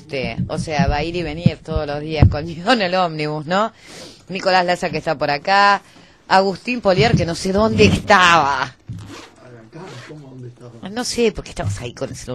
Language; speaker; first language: Spanish; native; Spanish